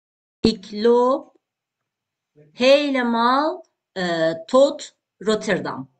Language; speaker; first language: Dutch; non-native, learner; Turkish